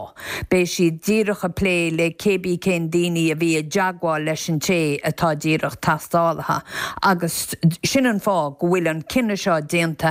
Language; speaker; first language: Irish; native; Irish